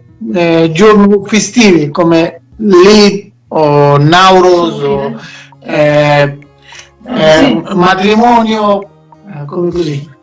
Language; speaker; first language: Italian; non-native, learner; Persian